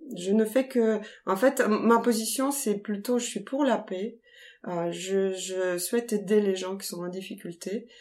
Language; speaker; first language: French; non-native, fluent; Ukrainian